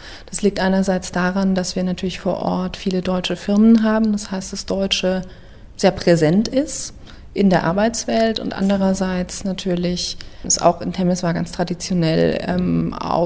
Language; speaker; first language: German; native; German